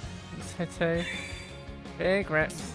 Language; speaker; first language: English; native; English